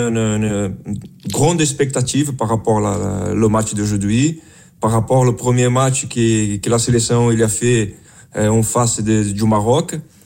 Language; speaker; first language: French; non-native, fluent; Portuguese